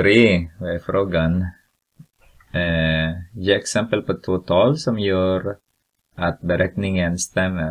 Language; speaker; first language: Swedish; non-native, fluent; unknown